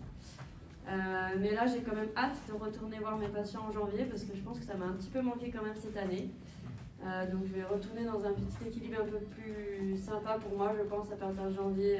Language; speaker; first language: French; native; French